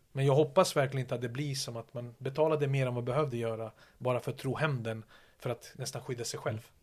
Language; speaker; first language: Swedish; early bilingual, other home language; Serbian